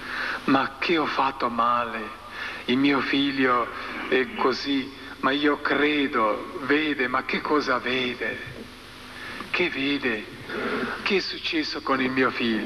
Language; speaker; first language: Italian; non-native, learner; Croatian